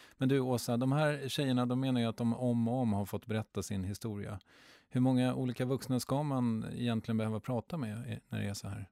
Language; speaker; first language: Swedish; native; Swedish